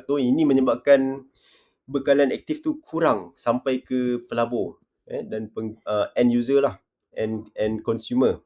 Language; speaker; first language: Malay; native; Malay